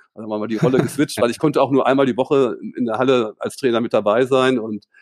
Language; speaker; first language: German; native; German